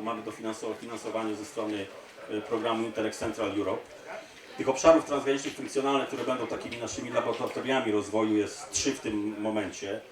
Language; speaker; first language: Polish; native; Polish